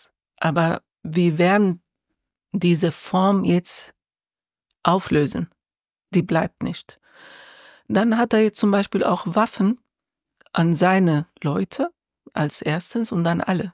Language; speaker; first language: German; non-native, learner; Arabic